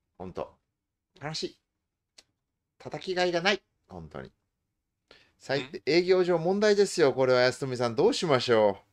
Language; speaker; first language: Japanese; native; Japanese